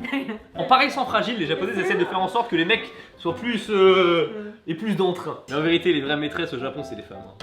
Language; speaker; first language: French; native; French